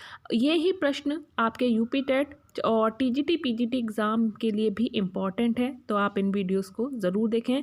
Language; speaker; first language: Hindi; native; Hindi